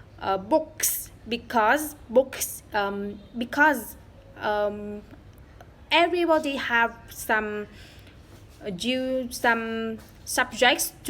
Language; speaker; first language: English; non-native, learner; Vietnamese